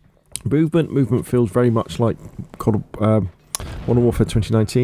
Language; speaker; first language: English; native; English